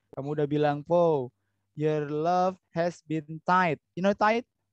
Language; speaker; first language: English; non-native, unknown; Indonesian